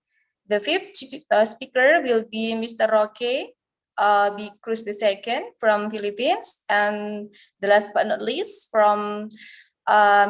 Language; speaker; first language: English; non-native, fluent; Indonesian